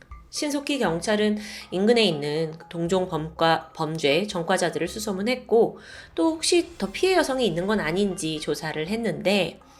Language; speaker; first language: Korean; native; Korean